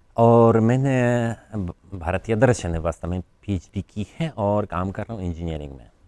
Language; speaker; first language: Hindi; non-native, fluent; Polish